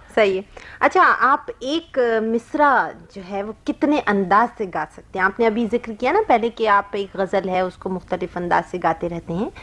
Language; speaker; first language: Urdu; native; Urdu